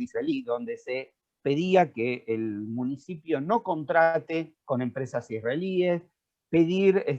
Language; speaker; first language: Spanish; native; Spanish